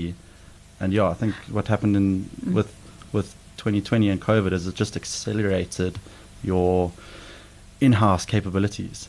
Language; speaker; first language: English; native; English